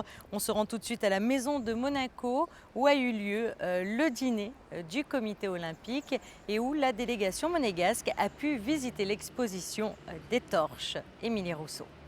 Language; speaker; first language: French; native; French